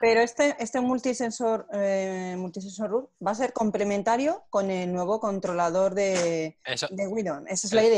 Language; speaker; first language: Spanish; native; Spanish